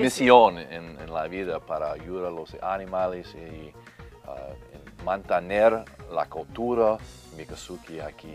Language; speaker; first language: Spanish; non-native, learner; English